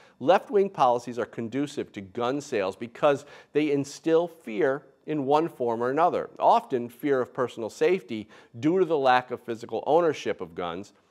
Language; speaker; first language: English; native; English